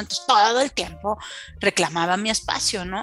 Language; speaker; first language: Spanish; native; Spanish